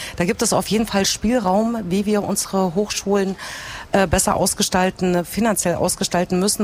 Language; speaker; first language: German; native; German